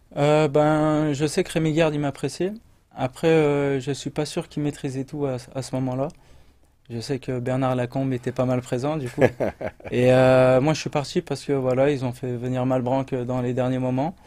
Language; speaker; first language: French; native; French